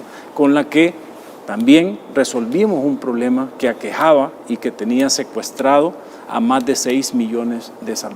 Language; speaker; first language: Spanish; native; Spanish